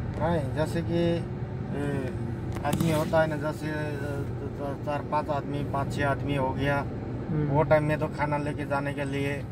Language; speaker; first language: Hindi; non-native, learner; Nepali